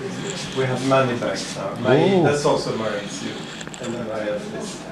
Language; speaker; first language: English; non-native, fluent; Swedish